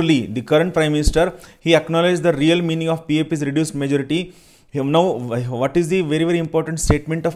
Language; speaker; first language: English; non-native, local second language; Marathi